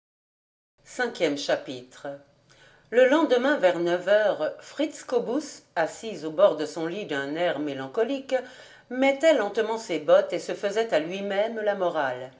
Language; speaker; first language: French; native; French